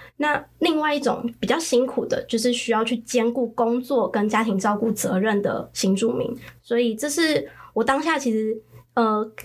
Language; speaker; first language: Chinese; early bilingual, other home language; Khmer